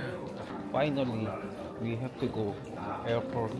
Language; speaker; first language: English; non-native, learner; Korean